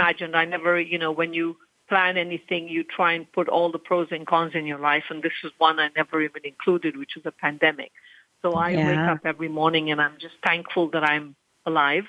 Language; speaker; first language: English; non-native, local second language; Punjabi